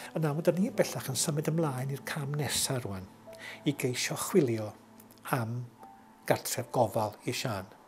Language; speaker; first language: Welsh; native; Welsh